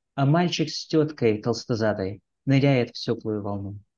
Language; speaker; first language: Russian; early bilingual, heritage; Russian